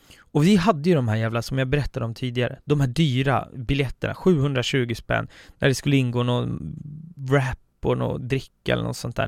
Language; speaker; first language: Swedish; native; Swedish